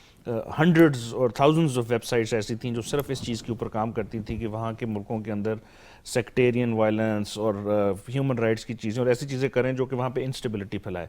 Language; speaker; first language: Urdu; native; Urdu